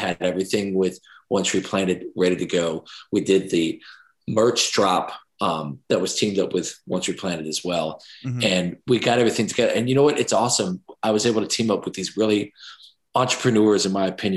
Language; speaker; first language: English; native; English